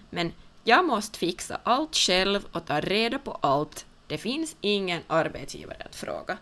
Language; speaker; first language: Swedish; native; Swedish